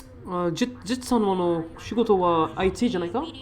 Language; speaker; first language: Japanese; non-native, learner; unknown